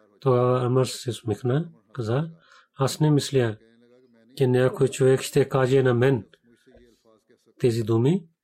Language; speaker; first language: Bulgarian; non-native, learner; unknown